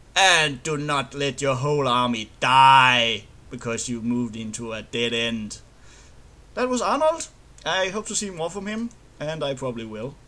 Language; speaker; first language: English; non-native, fluent; Danish